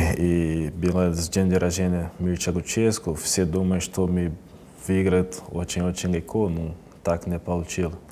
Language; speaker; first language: Russian; non-native, learner; Portuguese